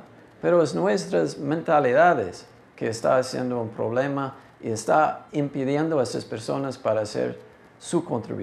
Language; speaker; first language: Spanish; non-native, fluent; English